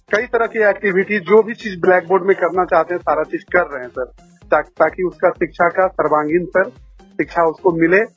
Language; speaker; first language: Hindi; native; Hindi